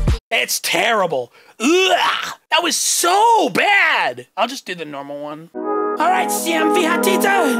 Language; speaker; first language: English; native; English